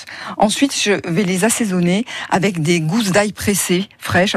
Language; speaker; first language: French; native; French